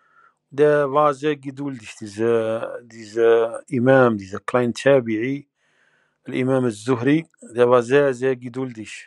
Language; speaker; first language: German; non-native, fluent; Arabic